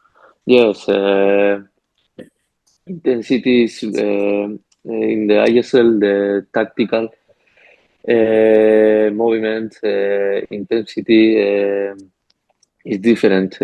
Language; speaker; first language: English; non-native, learner; Spanish